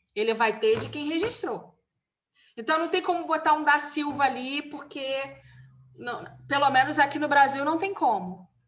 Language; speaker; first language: Portuguese; native; Portuguese